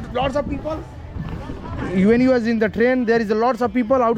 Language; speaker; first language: English; non-native, learner; Hindi